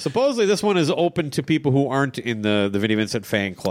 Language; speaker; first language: English; native; English